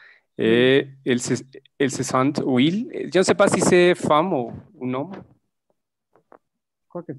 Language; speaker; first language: French; non-native, fluent; Spanish